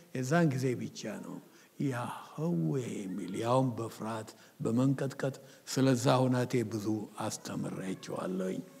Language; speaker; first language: Amharic; native; Amharic